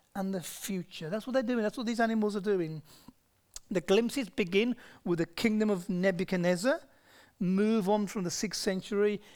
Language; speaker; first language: English; native; English